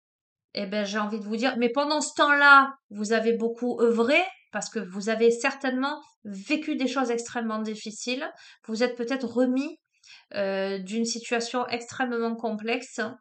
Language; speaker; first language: French; native; French